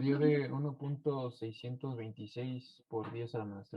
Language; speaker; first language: Spanish; native; Spanish